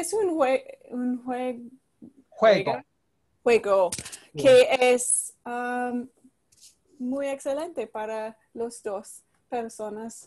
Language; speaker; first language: Spanish; non-native, learner; English